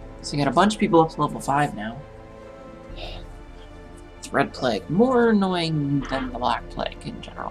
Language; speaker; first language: English; native; English